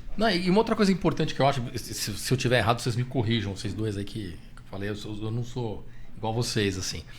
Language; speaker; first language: Portuguese; native; Portuguese